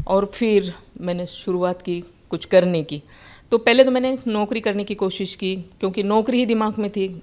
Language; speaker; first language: Hindi; non-native, local second language; Marathi